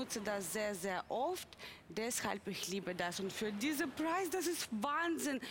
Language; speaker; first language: German; non-native, learner; Russian